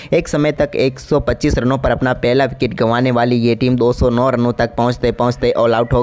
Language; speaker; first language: Hindi; native; Hindi